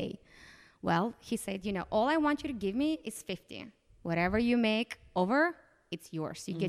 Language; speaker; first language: English; non-native, fluent; Romanian